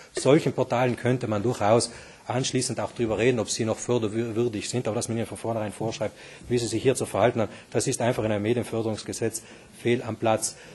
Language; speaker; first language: German; native; German